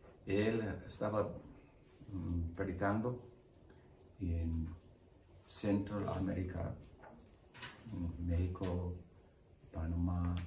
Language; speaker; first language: Spanish; non-native, learner; English